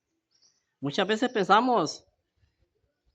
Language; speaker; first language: Spanish; native; Spanish